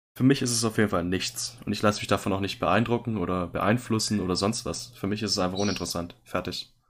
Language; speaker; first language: German; native; German